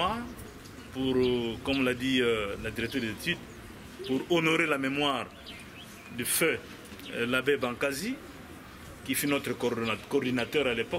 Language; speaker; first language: French; non-native, local second language; Kongo